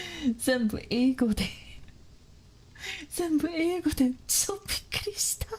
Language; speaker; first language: Japanese; non-native, learner; English